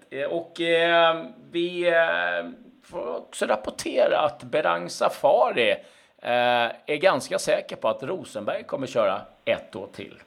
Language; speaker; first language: Swedish; native; Swedish